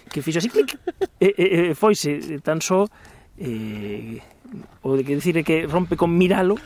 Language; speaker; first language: Galician; native; Galician